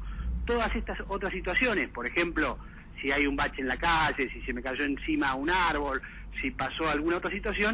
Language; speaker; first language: Spanish; native; Spanish